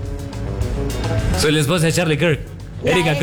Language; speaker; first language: Spanish; native; Spanish